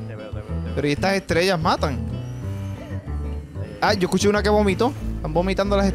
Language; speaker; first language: Spanish; native; Spanish